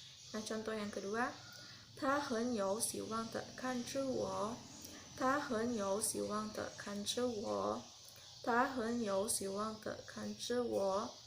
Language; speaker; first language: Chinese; non-native, learner; Indonesian